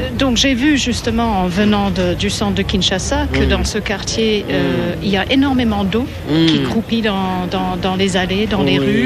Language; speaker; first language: French; native; French